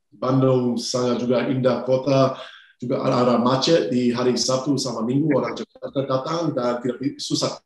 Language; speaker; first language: Indonesian; non-native, fluent; English